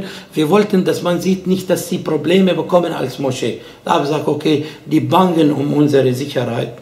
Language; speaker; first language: German; non-native, fluent; Arabic